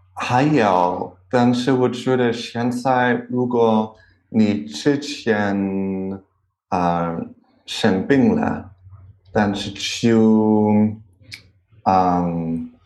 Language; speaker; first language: Chinese; non-native, learner; German